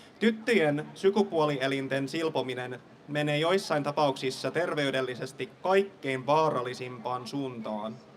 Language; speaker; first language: Finnish; non-native, fluent; English